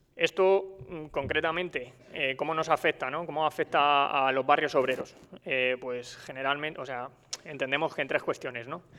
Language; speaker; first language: Spanish; native; Spanish